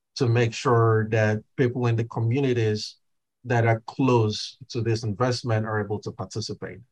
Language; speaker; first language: English; non-native, local second language; Igbo